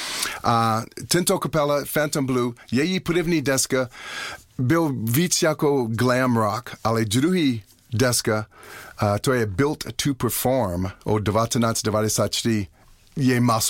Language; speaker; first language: Czech; non-native, learner; English